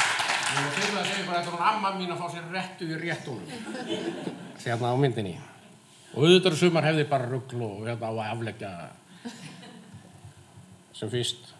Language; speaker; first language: Icelandic; native; Icelandic